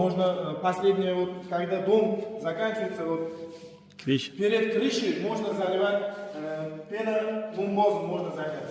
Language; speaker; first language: Russian; non-native, fluent; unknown